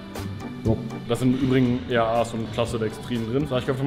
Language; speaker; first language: German; native; German